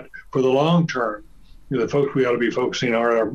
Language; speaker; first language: English; native; English